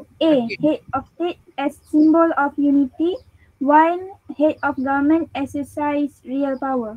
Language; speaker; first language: English; non-native, learner; Malay